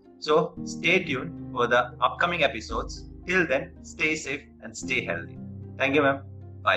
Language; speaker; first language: English; non-native, local second language; Hindi